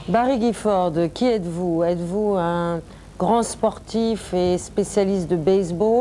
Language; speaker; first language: French; native; French